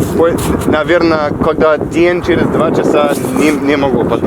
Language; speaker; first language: Russian; non-native, learner; English